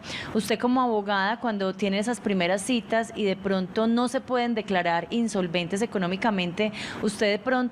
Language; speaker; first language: Spanish; native; Spanish